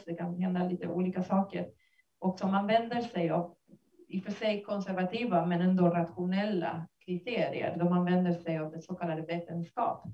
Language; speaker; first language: Swedish; non-native, fluent; Spanish